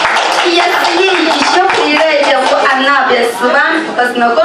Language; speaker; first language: Russian; non-native, learner; Chinese